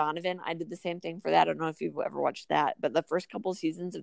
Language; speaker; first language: English; native; English